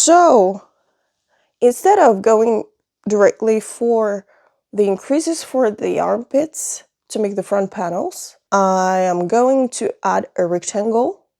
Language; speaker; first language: English; non-native, fluent; French